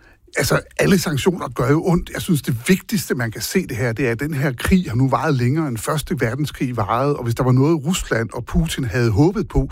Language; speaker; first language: Danish; native; Danish